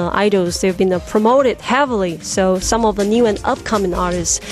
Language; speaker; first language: English; non-native, fluent; Chinese